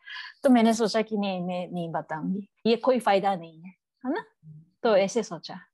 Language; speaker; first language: Hindi; non-native, learner; Japanese